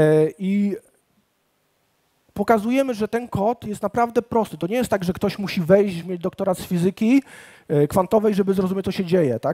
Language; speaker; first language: Polish; native; Polish